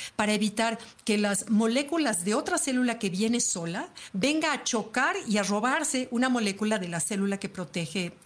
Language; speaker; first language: Spanish; native; Spanish